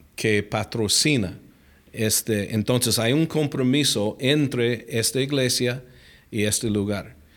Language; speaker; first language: Spanish; non-native, fluent; English